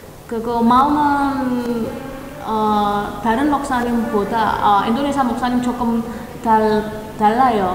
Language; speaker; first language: Korean; non-native, learner; Indonesian